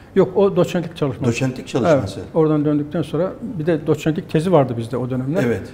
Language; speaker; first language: Turkish; native; Turkish